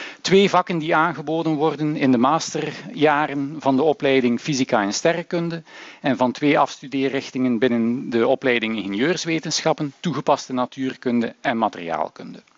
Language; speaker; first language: Dutch; native; Dutch